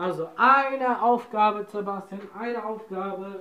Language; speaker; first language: German; non-native, learner; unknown